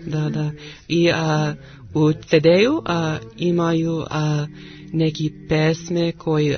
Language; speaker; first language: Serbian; non-native, learner; English